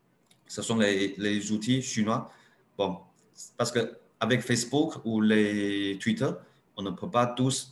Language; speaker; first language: French; non-native, learner; Chinese